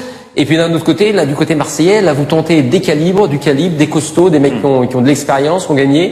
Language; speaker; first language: French; native; French